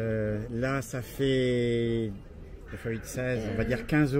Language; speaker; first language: French; native; French